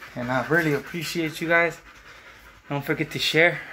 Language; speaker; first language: English; early bilingual, other home language; Spanish